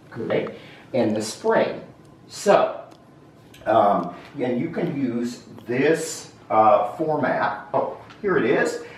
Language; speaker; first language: English; native; English